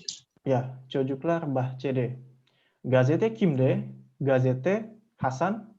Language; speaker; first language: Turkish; non-native, fluent; Indonesian